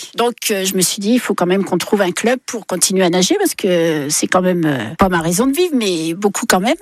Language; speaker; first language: French; native; French